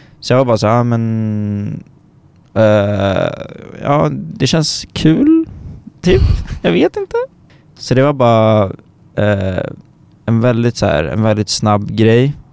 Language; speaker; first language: Swedish; native; Swedish